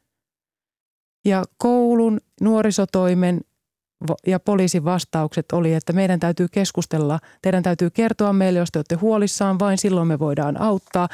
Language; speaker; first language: Finnish; native; Finnish